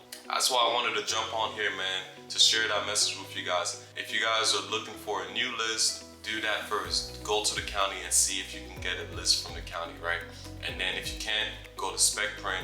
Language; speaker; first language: English; native; English